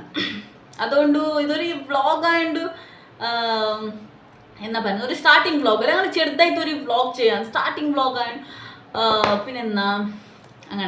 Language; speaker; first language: Malayalam; non-native, local second language; Tulu